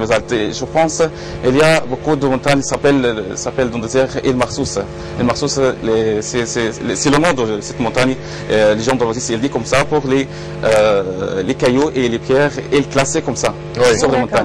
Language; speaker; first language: French; non-native, learner; Arabic